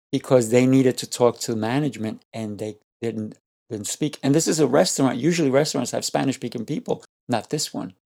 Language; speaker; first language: English; non-native, fluent; Spanish